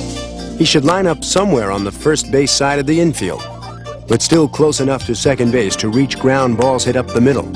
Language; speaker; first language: English; native; English